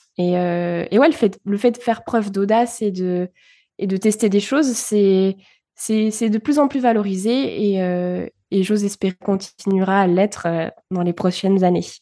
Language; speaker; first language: French; early bilingual, other home language; Bulgarian